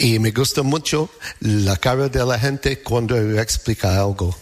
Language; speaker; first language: Spanish; non-native, learner; English